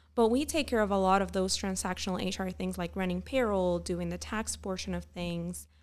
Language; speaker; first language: English; non-native, fluent; Spanish